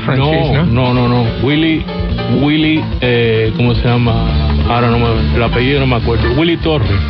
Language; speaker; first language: Spanish; native; Spanish